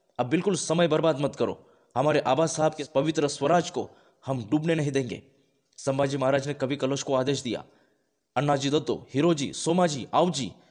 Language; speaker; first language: Hindi; non-native, local second language; Marathi